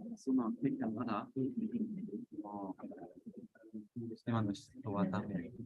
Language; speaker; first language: Japanese; non-native, learner; German